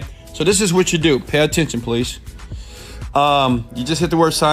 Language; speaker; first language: English; native; English